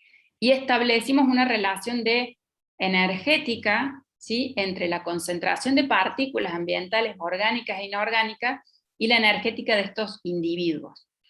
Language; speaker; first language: Spanish; native; Spanish